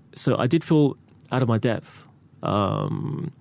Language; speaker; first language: English; native; English